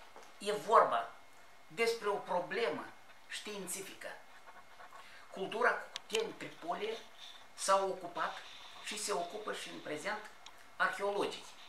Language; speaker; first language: Romanian; native; Romanian